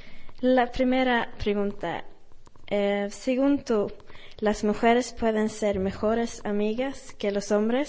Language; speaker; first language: Spanish; non-native, fluent; Swedish